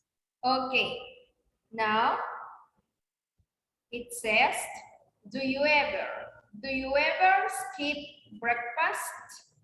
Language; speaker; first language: English; non-native, learner; Spanish